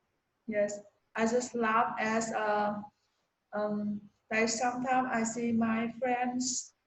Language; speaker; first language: English; non-native, learner; Vietnamese